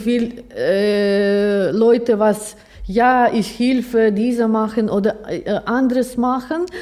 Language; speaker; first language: German; non-native, learner; Ukrainian